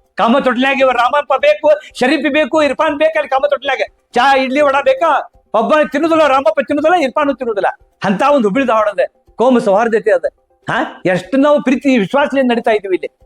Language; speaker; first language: Kannada; non-native, local second language; Urdu